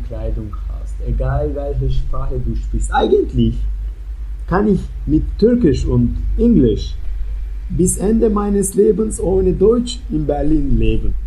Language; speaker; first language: German; non-native, learner; Turkish